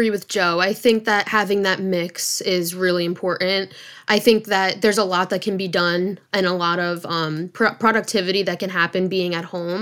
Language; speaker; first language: English; native; English